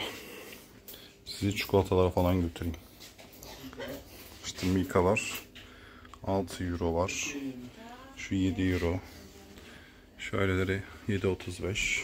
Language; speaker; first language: Turkish; native; Turkish